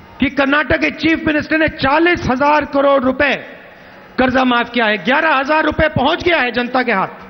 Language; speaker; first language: Hindi; native; Hindi